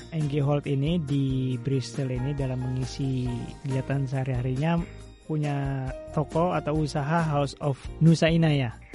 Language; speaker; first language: Indonesian; native; Indonesian